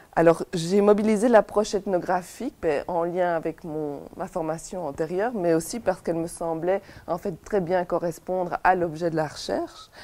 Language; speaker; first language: French; native; French